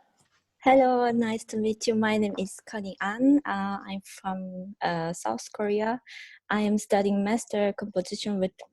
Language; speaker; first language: English; non-native, learner; Korean